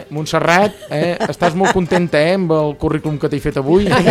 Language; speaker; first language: Catalan; native; Catalan